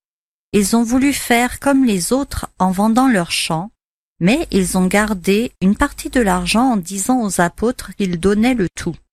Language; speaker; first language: French; native; French